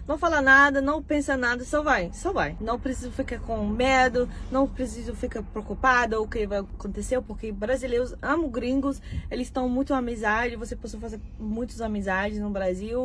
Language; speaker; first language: Portuguese; non-native, learner; English